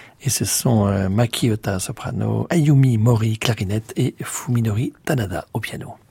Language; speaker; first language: French; native; French